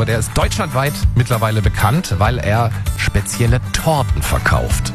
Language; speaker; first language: German; native; German